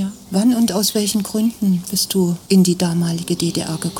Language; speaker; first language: German; native; German